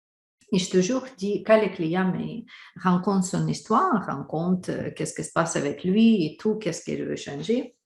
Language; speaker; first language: French; non-native, fluent; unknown